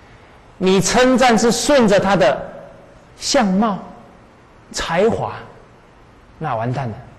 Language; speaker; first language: Chinese; native; Chinese